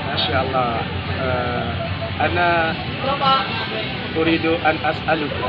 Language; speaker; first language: Arabic; non-native, learner; Indonesian